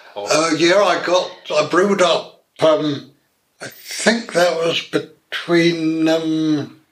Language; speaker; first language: English; native; English